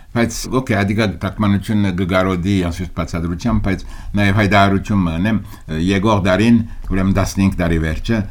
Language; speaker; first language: Armenian; early bilingual, heritage; Armenian